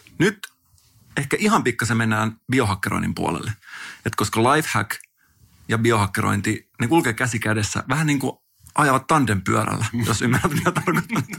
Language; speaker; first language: Finnish; native; Finnish